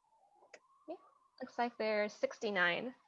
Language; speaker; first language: English; native; English